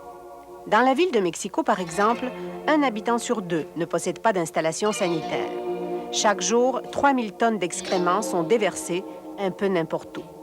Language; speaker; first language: French; native; French